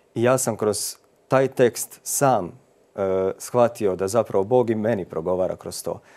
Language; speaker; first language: Croatian; native; Croatian